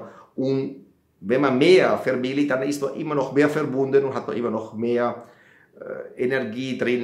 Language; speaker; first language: German; non-native, fluent; Italian